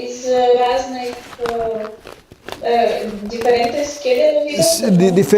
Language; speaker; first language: Russian; non-native, fluent; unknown